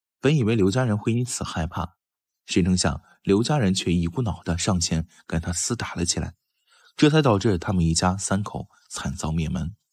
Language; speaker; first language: Chinese; native; Chinese